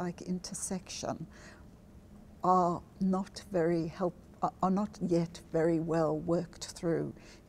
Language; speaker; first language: English; native; English